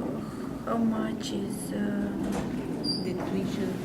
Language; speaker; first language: English; non-native, learner; Russian